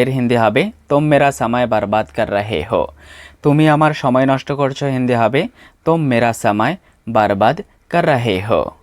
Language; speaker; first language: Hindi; non-native, fluent; Bangla